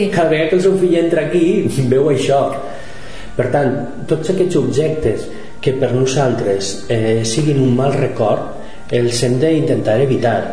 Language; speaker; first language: Catalan; non-native, local second language; Spanish